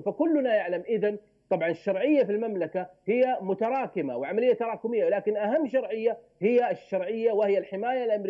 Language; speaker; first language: Arabic; native; Arabic